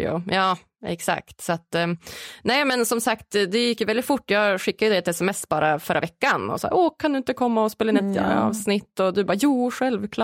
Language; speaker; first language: Swedish; native; Swedish